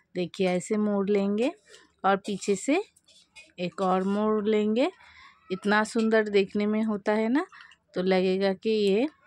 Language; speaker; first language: Hindi; non-native, local second language; Bangla